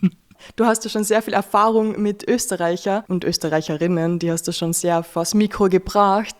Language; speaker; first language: German; native; German